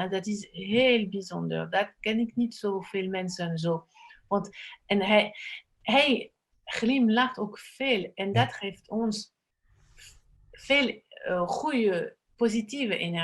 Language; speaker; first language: Dutch; non-native, fluent; French